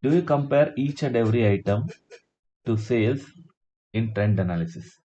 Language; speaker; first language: English; non-native, local second language; Kannada